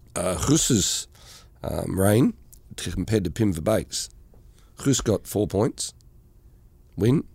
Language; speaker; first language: English; native; English